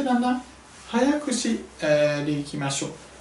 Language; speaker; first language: Japanese; non-native, fluent; French